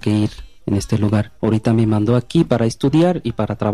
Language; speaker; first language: Spanish; non-native, learner; Bangla